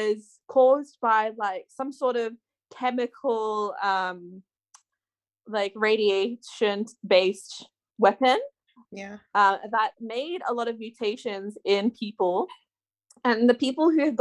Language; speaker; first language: English; non-native, local second language; Tongan